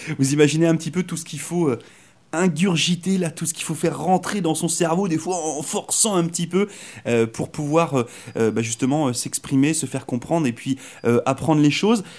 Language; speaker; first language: French; native; French